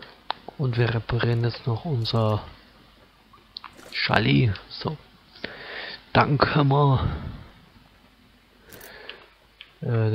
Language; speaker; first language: German; native; German